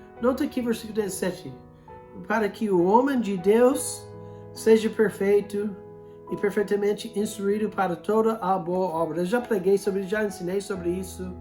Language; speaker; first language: Portuguese; non-native, fluent; English